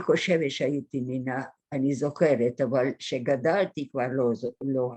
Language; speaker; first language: Hebrew; non-native, fluent; Hungarian